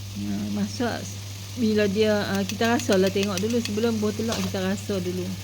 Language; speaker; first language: Malay; native; Malay